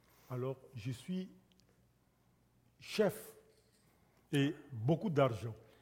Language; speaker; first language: French; non-native, local second language; Lingala